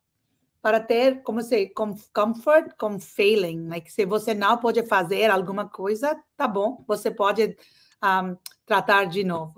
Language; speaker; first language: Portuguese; non-native, learner; English